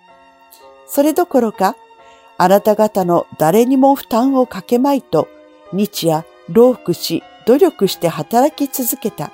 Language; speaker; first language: Japanese; native; Japanese